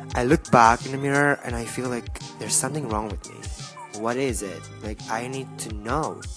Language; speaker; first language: English; non-native, learner; Indonesian